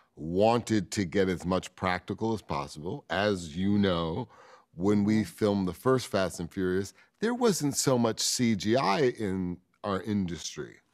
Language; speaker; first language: English; native; English